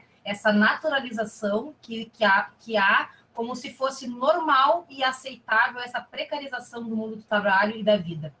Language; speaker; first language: Portuguese; native; Portuguese